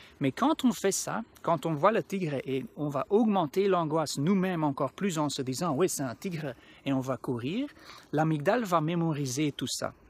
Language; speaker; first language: French; non-native, local second language; Dutch